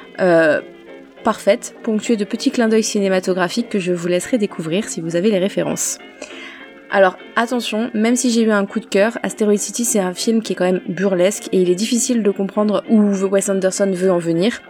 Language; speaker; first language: French; native; French